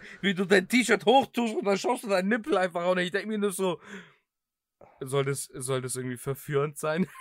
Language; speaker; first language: German; early bilingual, other home language; Greek